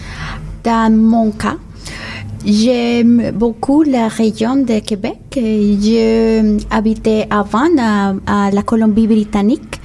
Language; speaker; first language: French; non-native, learner; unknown